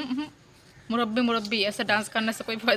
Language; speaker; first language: Hindi; non-native, learner; Bangla